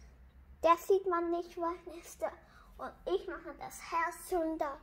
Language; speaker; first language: German; early bilingual, other home language; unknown